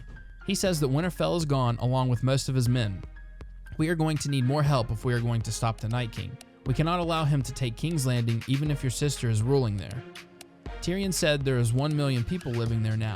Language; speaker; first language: English; native; English